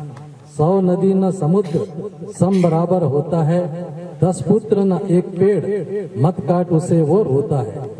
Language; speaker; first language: Hindi; native; Hindi